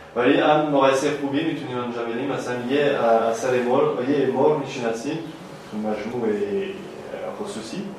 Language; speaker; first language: Persian; non-native, fluent; French